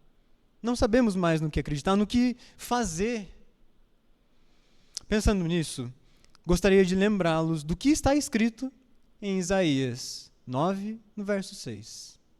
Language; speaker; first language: Portuguese; native; Portuguese